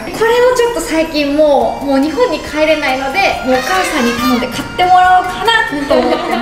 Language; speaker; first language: Japanese; native; Japanese